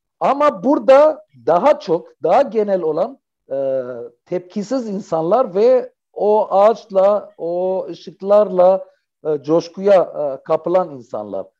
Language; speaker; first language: Turkish; non-native, fluent; Arabic